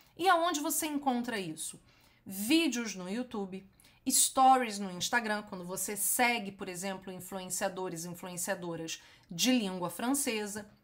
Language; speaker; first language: Portuguese; native; Portuguese